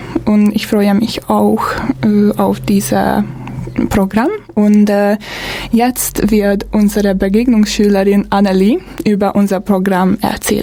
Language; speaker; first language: German; non-native, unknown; Hungarian